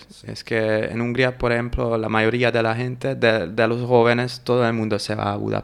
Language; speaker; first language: Spanish; non-native, fluent; Hungarian